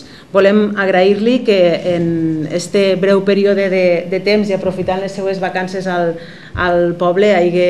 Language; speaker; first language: Catalan; native; Catalan